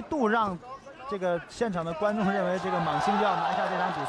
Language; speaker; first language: Chinese; native; Chinese